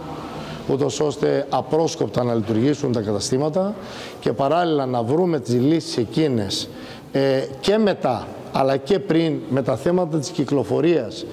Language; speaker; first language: Greek; native; Greek